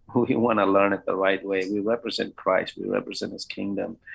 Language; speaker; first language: English; non-native, local second language; Kannada